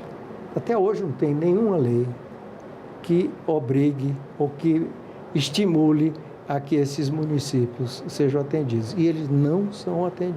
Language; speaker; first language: Portuguese; native; Portuguese